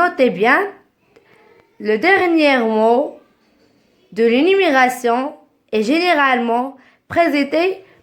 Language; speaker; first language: French; non-native, learner; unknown